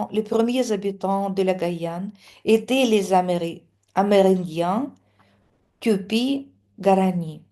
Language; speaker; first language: French; non-native, fluent; Russian